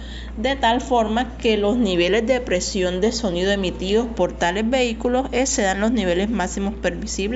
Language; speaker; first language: Spanish; native; Spanish